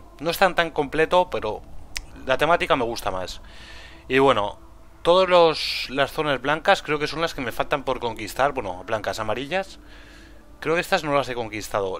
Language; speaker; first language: Spanish; native; Spanish